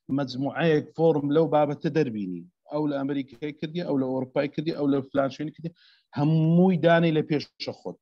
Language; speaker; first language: Central Kurdish; native; Central Kurdish